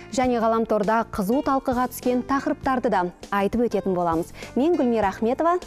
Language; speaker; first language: Kazakh; native; Kazakh